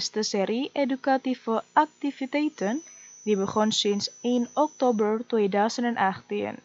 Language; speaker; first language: Dutch; non-native, fluent; Indonesian